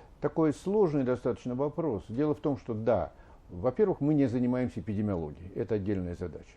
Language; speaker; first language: Russian; native; Russian